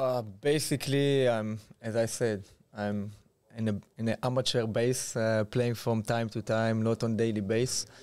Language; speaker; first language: English; non-native, fluent; Hebrew